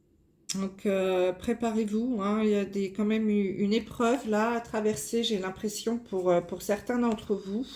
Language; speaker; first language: French; native; French